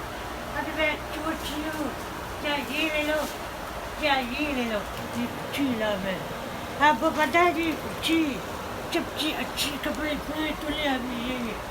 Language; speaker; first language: Hindi; non-native, learner; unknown